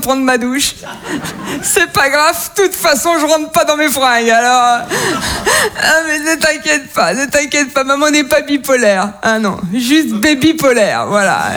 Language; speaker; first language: French; native; French